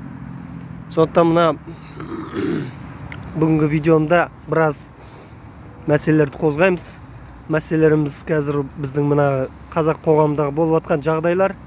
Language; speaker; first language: Kazakh; native; Kazakh